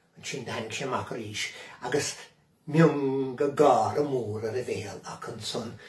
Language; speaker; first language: Irish; native; Irish